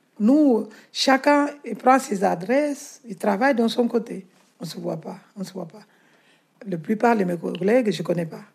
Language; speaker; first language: French; non-native, learner; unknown